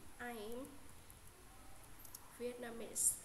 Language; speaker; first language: English; non-native, learner; Vietnamese